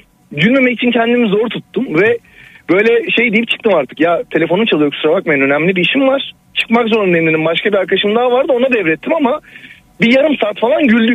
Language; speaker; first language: Turkish; native; Turkish